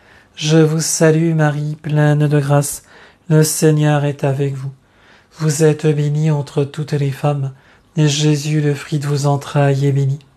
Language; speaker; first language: French; native; French